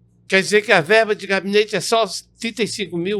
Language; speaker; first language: Portuguese; native; Portuguese